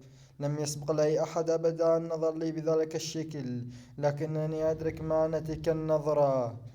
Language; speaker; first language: Arabic; native; Arabic